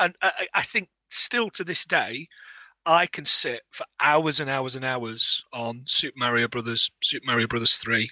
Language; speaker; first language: English; native; English